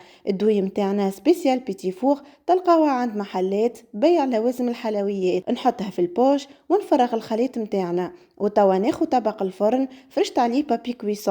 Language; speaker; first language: Arabic; native; Arabic